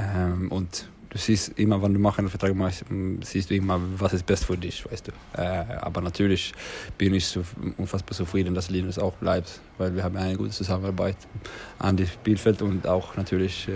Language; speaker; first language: German; non-native, learner; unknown